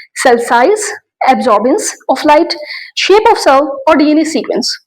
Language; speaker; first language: English; non-native, local second language; Urdu